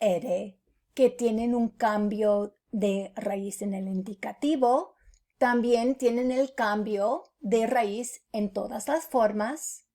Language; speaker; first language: Spanish; non-native, fluent; English